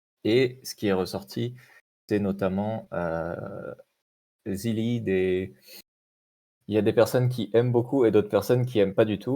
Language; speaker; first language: French; native; French